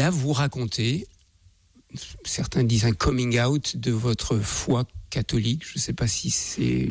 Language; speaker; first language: French; native; French